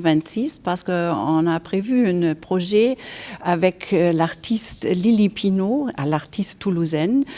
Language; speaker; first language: French; non-native, fluent; German